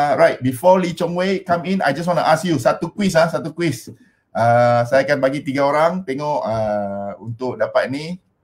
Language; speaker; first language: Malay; non-native, local second language; Min Nan Chinese